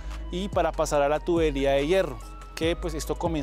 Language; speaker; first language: Spanish; native; Spanish